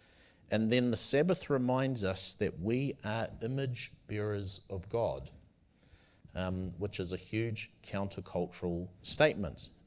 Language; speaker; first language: English; native; English